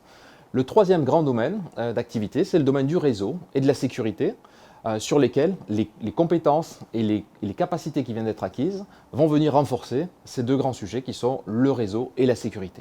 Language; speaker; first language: French; native; French